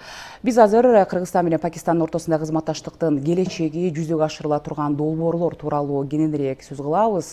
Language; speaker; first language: Kyrgyz; native; Kyrgyz